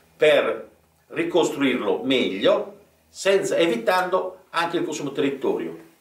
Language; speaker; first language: Italian; native; Italian